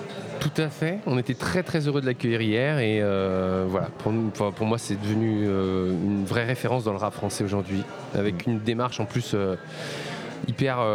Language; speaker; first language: French; native; French